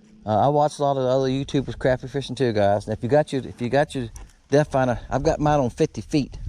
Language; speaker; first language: English; native; English